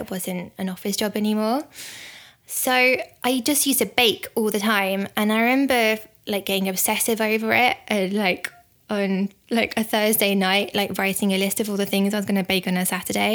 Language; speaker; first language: English; native; English